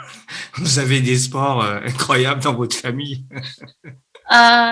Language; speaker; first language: French; native; French